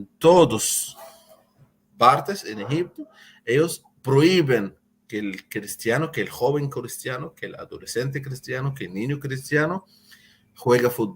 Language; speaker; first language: Spanish; non-native, fluent; Arabic